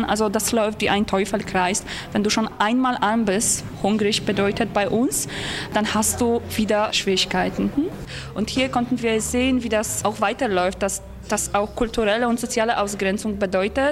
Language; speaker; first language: German; non-native, fluent; Polish